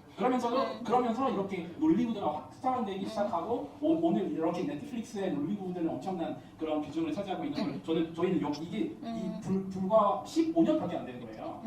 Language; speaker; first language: Korean; non-native, fluent; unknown